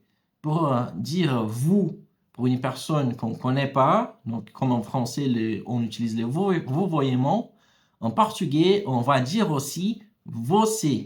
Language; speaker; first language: French; non-native, fluent; Portuguese